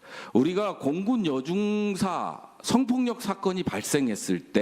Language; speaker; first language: Korean; native; Korean